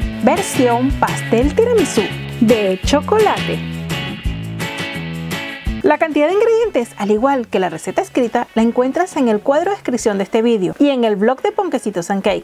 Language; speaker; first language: Spanish; native; Spanish